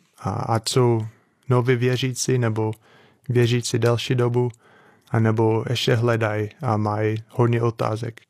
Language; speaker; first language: Czech; non-native, fluent; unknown